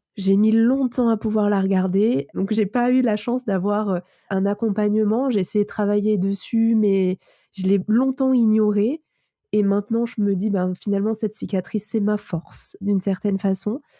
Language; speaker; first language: French; native; French